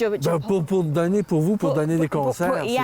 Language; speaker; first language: French; native; French